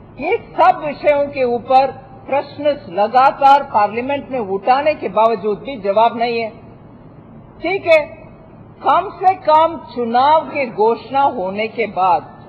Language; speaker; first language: Hindi; non-native, local second language; Tamil